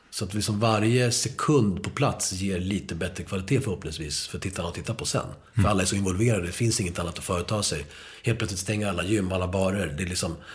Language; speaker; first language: Swedish; early bilingual, other home language; Spanish